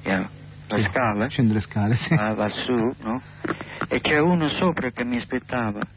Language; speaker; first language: Italian; non-native, learner; English